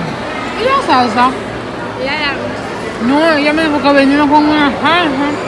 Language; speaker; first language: Spanish; non-native, learner; Haitian Creole